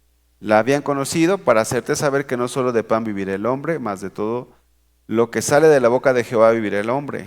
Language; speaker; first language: Spanish; native; Spanish